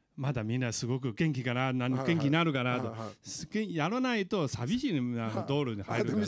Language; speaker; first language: Japanese; non-native, fluent; Chinese